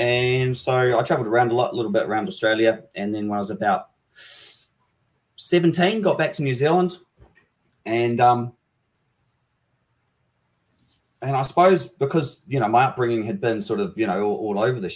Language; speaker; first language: English; native; English